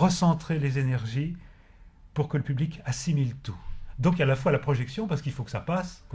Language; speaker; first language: French; native; French